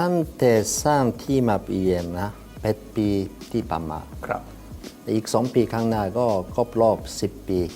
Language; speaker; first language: Thai; non-native, learner; Japanese